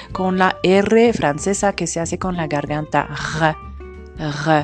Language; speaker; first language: Spanish; non-native, fluent; French